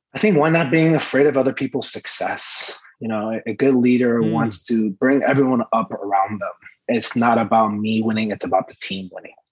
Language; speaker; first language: English; early bilingual, other home language; Persian